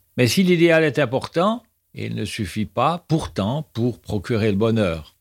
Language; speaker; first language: French; native; French